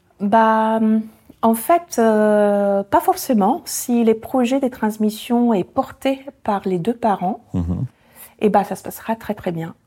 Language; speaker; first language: French; non-native, fluent; Italian